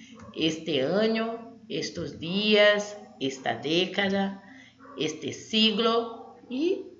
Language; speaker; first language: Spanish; non-native, learner; Portuguese